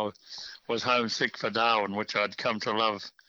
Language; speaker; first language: English; native; English